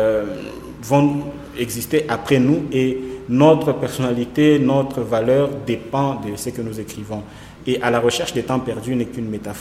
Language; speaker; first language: French; non-native, local second language; Swahili